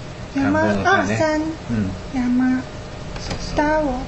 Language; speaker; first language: Japanese; non-native, learner; Chinese